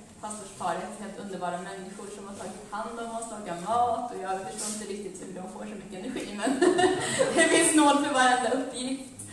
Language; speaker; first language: Swedish; early bilingual, other home language; Amharic